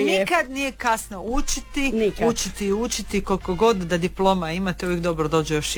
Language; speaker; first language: Serbian; native; Serbian